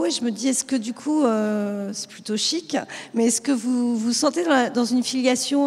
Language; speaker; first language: French; native; French